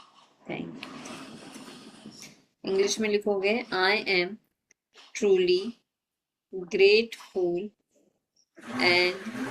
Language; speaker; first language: Hindi; native; Hindi